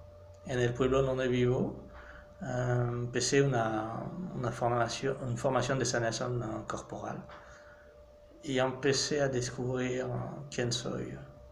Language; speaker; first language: Spanish; non-native, fluent; French